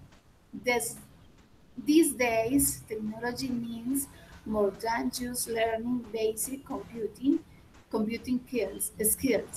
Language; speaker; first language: English; non-native, learner; Spanish